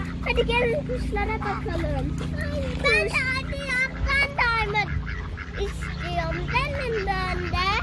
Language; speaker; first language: Turkish; early bilingual, heritage; Turkish